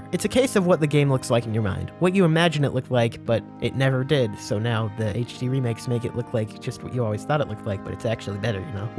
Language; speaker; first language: English; native; English